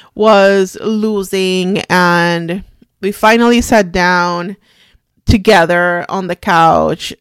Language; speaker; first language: English; non-native, fluent; Spanish